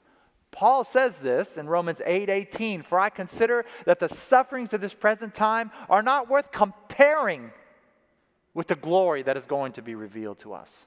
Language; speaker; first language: English; native; English